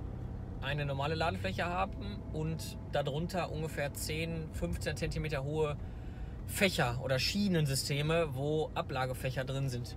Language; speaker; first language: German; native; German